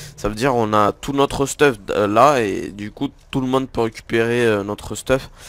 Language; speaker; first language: French; native; French